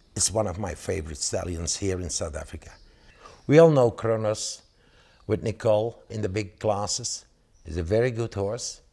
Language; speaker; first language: English; non-native, fluent; Dutch